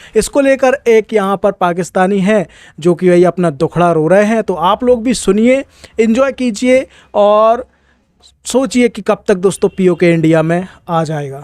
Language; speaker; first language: Hindi; native; Hindi